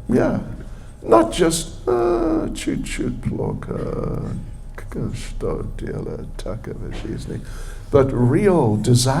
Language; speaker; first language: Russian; non-native, learner; English